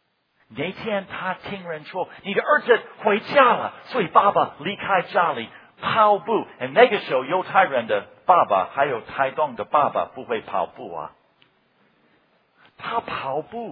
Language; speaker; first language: Chinese; non-native, fluent; English